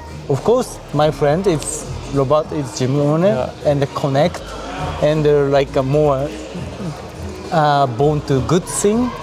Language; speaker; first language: English; non-native, learner; Japanese